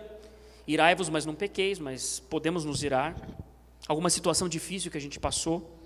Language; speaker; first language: Portuguese; native; Portuguese